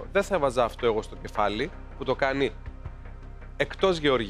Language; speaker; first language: Greek; native; Greek